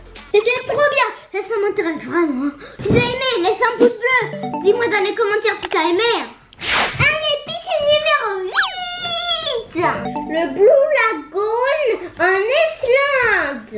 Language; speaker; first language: French; native; French